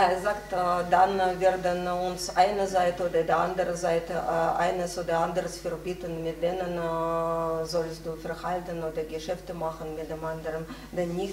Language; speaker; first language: German; non-native, fluent; Russian